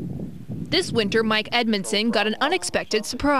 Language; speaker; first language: English; native; English